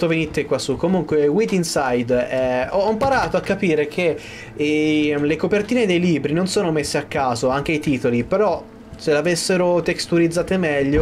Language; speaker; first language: Italian; native; Italian